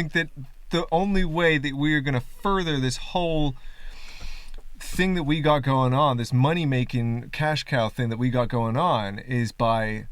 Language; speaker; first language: English; native; English